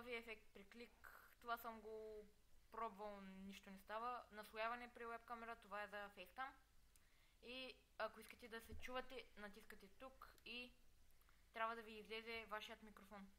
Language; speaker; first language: Bulgarian; native; Bulgarian